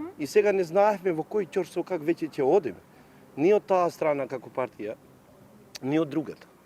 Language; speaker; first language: Macedonian; non-native, local second language; Albanian